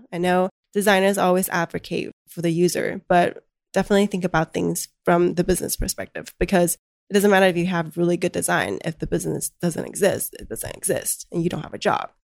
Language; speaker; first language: English; early bilingual, other home language; Chinese